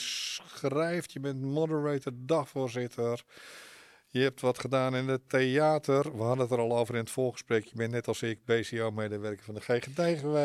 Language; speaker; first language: Dutch; native; Dutch